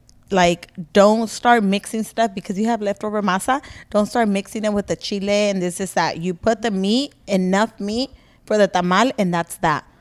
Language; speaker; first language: English; early bilingual, other home language; Spanish